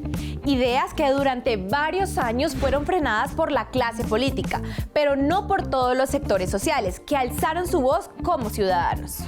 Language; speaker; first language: Spanish; native; Spanish